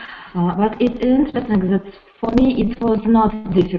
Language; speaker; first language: English; non-native, learner; Russian